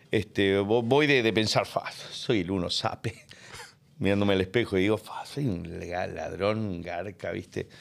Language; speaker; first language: Spanish; native; Spanish